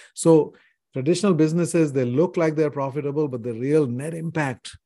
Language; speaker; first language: English; non-native, local second language; Hindi